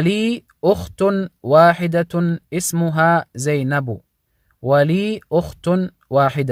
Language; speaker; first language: Arabic; non-native, fluent; English